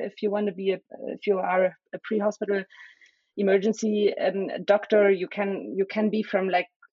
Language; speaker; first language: English; non-native, fluent; German